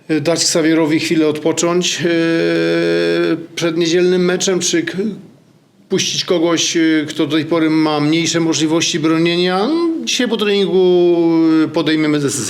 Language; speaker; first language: Polish; native; Polish